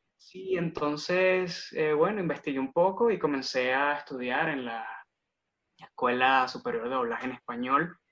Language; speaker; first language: Spanish; native; Spanish